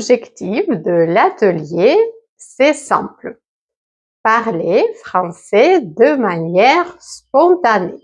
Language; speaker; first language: French; native; French